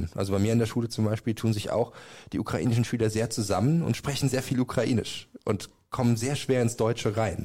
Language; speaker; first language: German; native; German